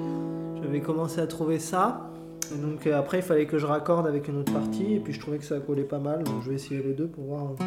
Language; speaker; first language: French; native; French